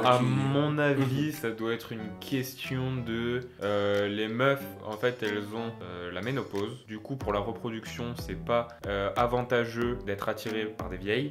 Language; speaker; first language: French; native; French